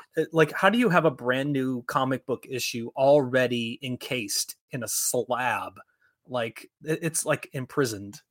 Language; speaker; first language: English; native; English